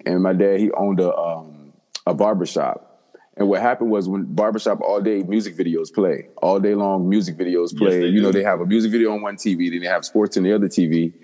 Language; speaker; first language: English; native; English